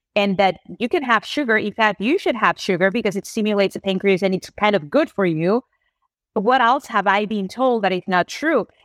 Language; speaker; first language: English; non-native, fluent; Spanish